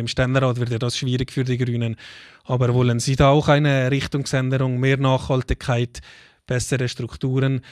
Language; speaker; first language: German; native; German